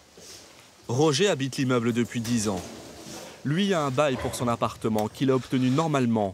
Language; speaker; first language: French; native; French